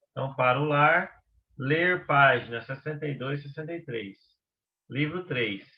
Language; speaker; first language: Portuguese; native; Portuguese